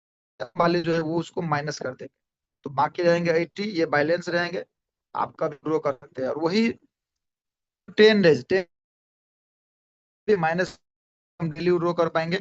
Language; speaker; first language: Hindi; native; Hindi